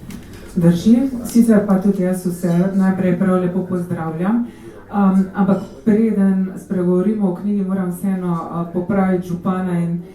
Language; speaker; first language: Slovenian; native; Slovenian